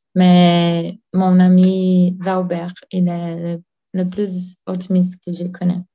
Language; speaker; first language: French; non-native, learner; Portuguese